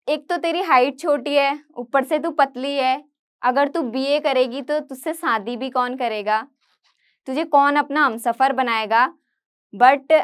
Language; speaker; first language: Hindi; native; Hindi